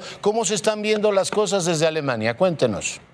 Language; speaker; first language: Spanish; native; Spanish